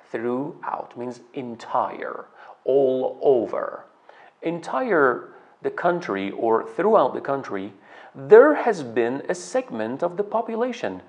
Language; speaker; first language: English; non-native, fluent; Persian